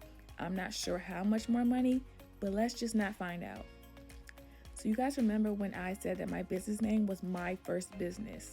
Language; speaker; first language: English; native; English